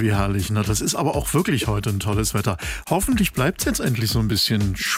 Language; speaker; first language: German; native; German